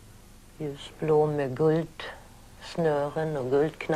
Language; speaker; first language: Swedish; early bilingual, other home language; German